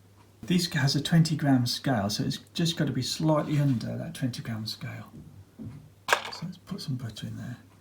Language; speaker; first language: English; native; English